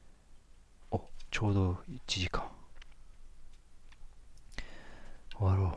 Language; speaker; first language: Japanese; native; Japanese